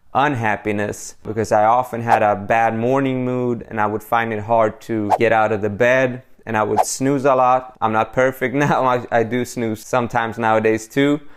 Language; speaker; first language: English; non-native, fluent; Swedish